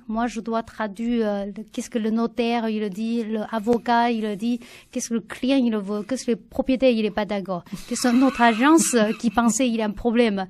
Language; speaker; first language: French; non-native, learner; Chinese